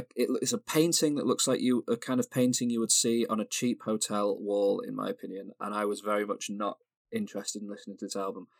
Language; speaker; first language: English; native; English